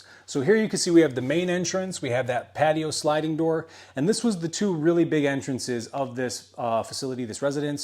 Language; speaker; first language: English; native; English